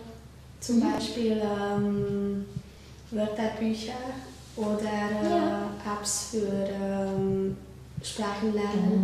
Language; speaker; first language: German; non-native, learner; Hungarian